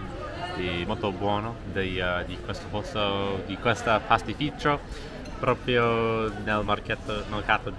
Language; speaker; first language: Italian; non-native, fluent; English